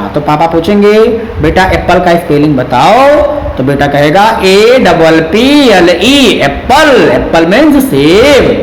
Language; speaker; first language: Hindi; native; Hindi